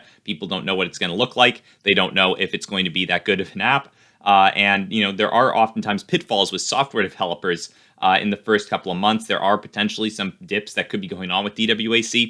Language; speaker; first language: English; native; English